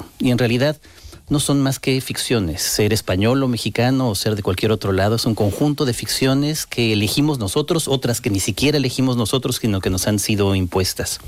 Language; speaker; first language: Spanish; native; Spanish